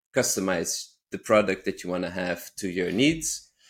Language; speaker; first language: English; non-native, fluent; Dutch